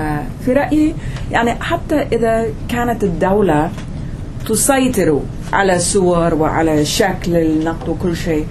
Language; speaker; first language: Arabic; non-native, fluent; English